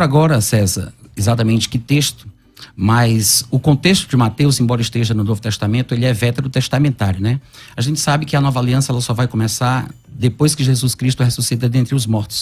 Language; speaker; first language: Portuguese; native; Portuguese